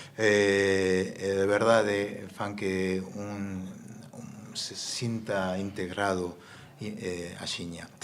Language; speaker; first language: Galician; non-native, fluent; Spanish